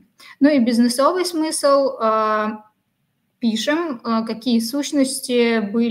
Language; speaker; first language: Russian; native; Russian